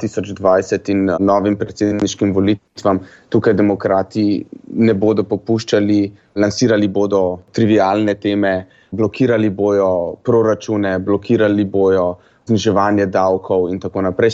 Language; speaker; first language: Slovenian; native; Slovenian